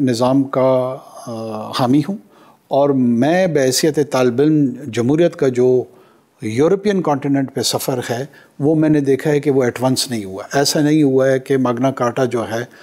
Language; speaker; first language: Urdu; non-native, local second language; Pashto